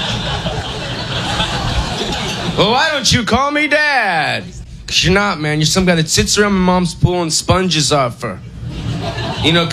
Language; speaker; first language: English; native; English